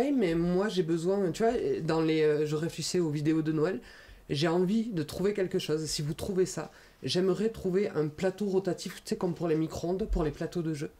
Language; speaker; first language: French; native; French